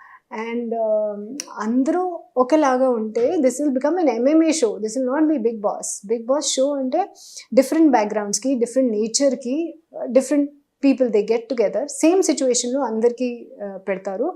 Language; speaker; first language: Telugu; non-native, fluent; Hindi